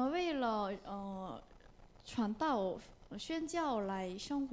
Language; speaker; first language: Chinese; non-native, learner; Korean